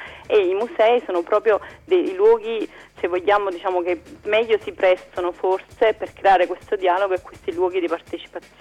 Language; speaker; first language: Italian; native; Italian